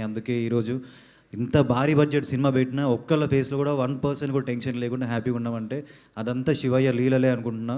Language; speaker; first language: Telugu; native; Telugu